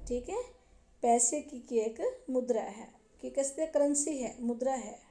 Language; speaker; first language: Hindi; non-native, local second language; Punjabi